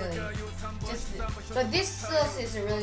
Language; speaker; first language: English; non-native, learner; Korean